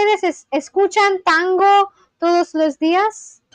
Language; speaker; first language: Spanish; non-native, learner; Bangla